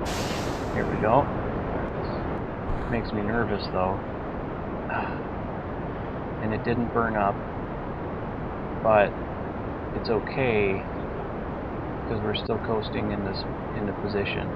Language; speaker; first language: English; native; English